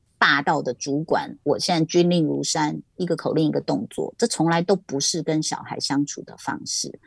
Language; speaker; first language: Chinese; native; Chinese